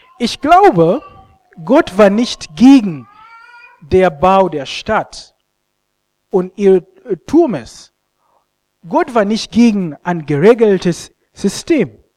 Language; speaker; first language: German; non-native, fluent; Ganda